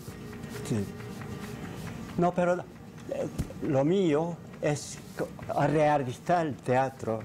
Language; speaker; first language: Spanish; non-native, fluent; Japanese